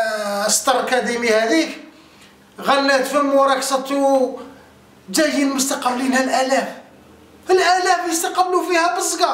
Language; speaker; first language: Arabic; native; Arabic